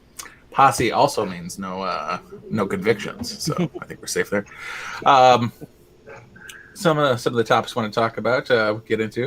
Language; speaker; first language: English; native; English